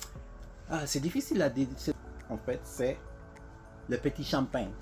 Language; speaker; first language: French; non-native, learner; English